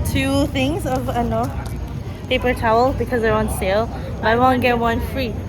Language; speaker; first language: English; non-native, local second language; Filipino